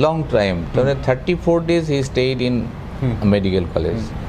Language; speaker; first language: English; non-native, local second language; Assamese